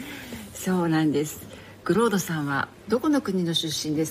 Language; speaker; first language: Japanese; native; Japanese